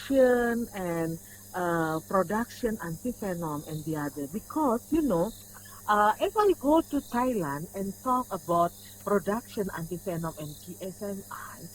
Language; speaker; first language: English; non-native, learner; Indonesian